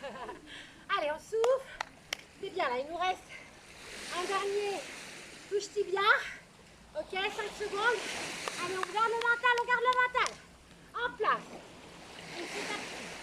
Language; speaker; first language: French; native; French